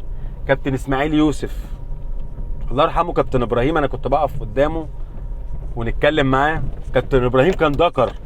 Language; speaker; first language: Arabic; native; Arabic